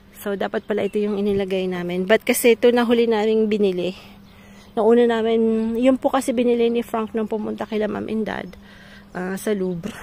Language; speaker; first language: Filipino; native; Filipino